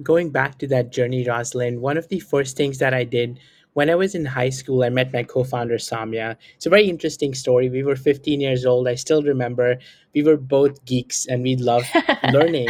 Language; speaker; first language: English; non-native, local second language; Hindi